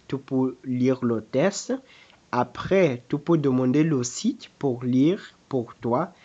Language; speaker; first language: French; non-native, fluent; Portuguese